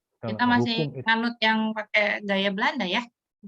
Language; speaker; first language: Indonesian; native; Indonesian